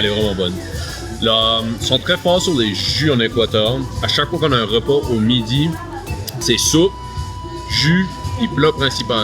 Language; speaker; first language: French; native; French